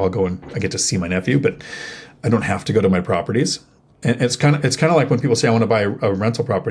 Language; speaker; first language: English; native; English